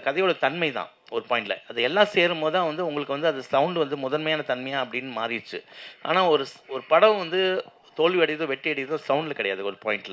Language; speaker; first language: Tamil; native; Tamil